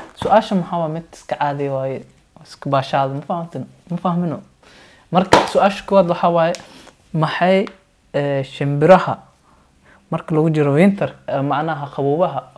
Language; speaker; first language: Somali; early bilingual, heritage; Somali